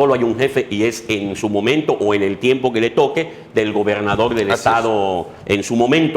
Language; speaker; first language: Spanish; native; Spanish